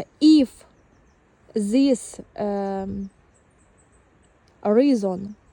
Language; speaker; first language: English; non-native, learner; Ukrainian